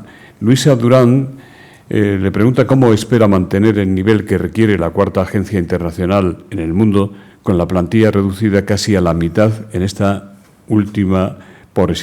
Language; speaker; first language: Spanish; native; Spanish